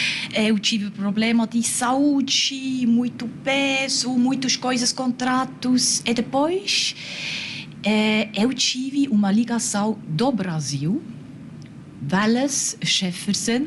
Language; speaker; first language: Portuguese; non-native, learner; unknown